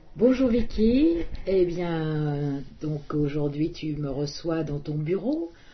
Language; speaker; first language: French; native; French